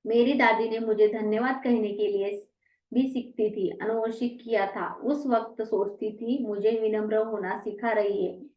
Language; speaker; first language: Hindi; non-native, local second language; Marathi